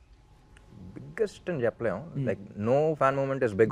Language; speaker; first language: Telugu; native; Telugu